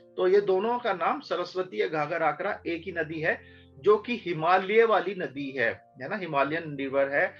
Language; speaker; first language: Hindi; native; Hindi